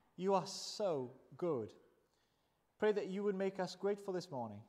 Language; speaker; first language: English; non-native, fluent; Portuguese